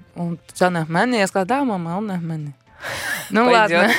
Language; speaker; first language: Russian; non-native, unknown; Portuguese